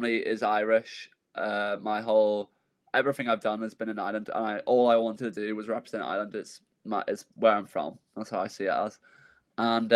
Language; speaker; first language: English; native; English